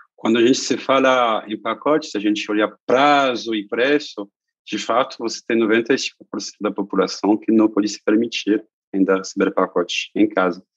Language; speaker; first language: Portuguese; non-native, fluent; French